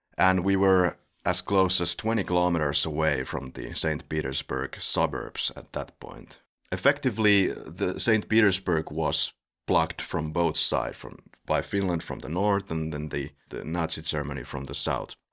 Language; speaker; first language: English; non-native, fluent; Finnish